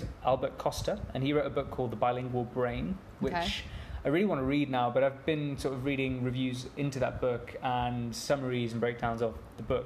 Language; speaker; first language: English; native; English